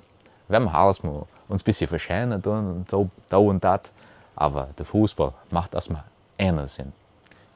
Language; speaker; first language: German; early bilingual, heritage; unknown